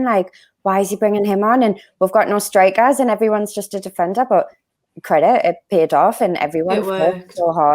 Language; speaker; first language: English; native; English